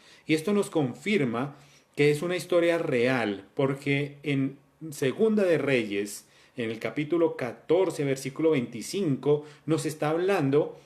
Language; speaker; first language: Spanish; native; Spanish